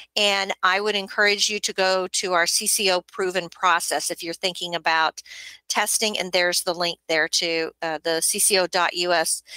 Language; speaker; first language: English; native; English